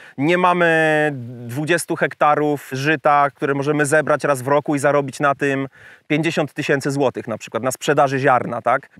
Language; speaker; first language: Polish; native; Polish